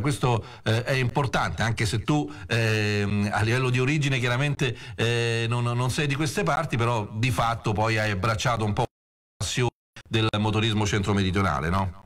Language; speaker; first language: Italian; native; Italian